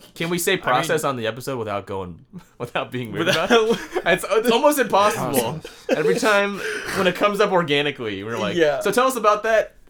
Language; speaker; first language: English; native; English